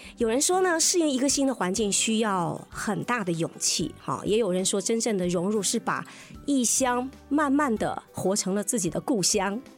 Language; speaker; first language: Chinese; native; Chinese